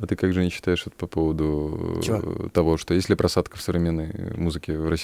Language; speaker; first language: Russian; native; Russian